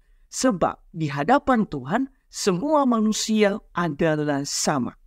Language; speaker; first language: Indonesian; native; Indonesian